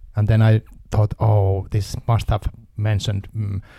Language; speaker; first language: English; non-native, fluent; Finnish